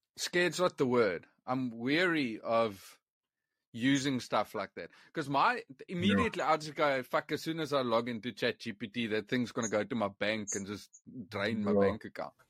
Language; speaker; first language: English; non-native, local second language; Afrikaans